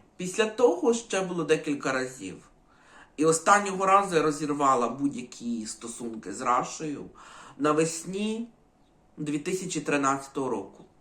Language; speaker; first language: Ukrainian; native; Ukrainian